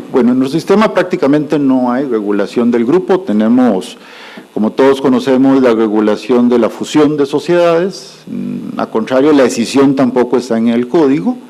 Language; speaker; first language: Spanish; native; Spanish